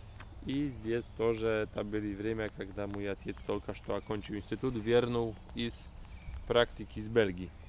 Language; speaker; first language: Russian; non-native, fluent; Polish